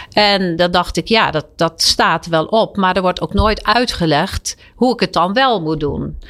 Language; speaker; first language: Dutch; native; Dutch